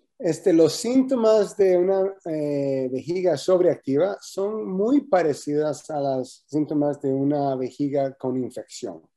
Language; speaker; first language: Spanish; early bilingual, heritage; Spanish